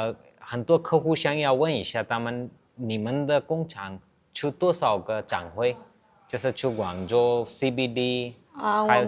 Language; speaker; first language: Chinese; non-native, learner; Hindi